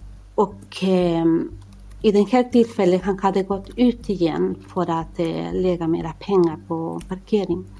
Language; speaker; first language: Swedish; non-native, fluent; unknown